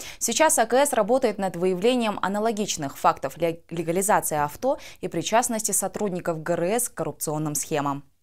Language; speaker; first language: Russian; non-native, local second language; Kyrgyz